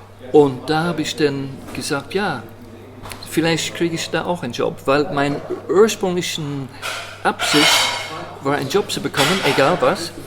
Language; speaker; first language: German; non-native, fluent; English